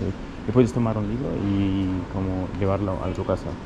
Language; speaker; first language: Spanish; non-native, fluent; German